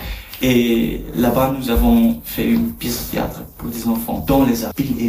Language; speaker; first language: French; non-native, learner; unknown